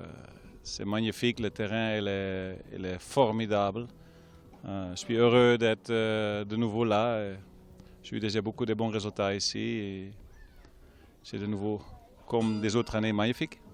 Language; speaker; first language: French; non-native, fluent; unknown